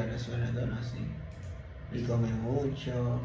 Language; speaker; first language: Spanish; non-native, learner; Filipino